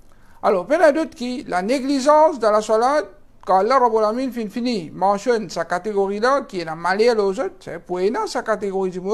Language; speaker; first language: French; non-native, local second language; Morisyen